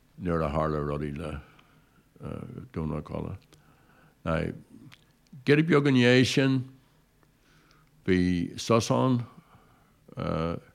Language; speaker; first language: Irish; non-native, local second language; English